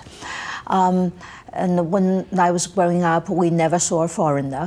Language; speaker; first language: English; non-native, fluent; Chinese